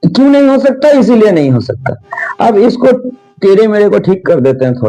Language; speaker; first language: Hindi; non-native, local second language; Bangla